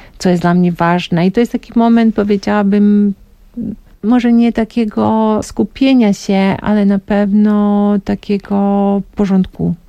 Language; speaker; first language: Polish; non-native, fluent; Serbian